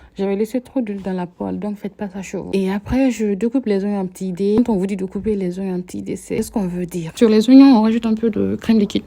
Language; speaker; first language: French; non-native, local second language; Fula